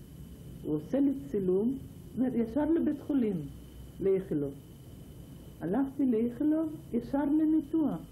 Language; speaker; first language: Hebrew; non-native, fluent; Ladino